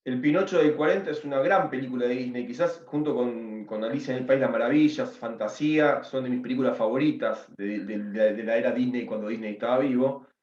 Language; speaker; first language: Spanish; native; Spanish